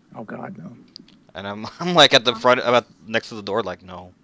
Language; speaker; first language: English; native; English